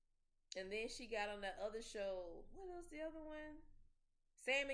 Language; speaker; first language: English; native; English